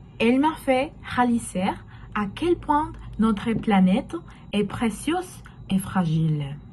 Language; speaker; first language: French; non-native, learner; Spanish